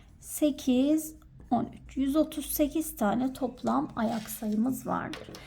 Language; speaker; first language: Turkish; native; Turkish